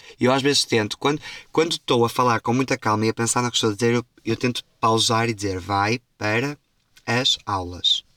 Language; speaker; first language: Portuguese; native; Portuguese